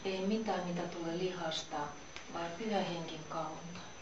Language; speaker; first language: Finnish; non-native, learner; Russian